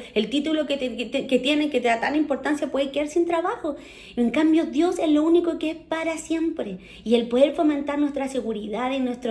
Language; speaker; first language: Spanish; native; Spanish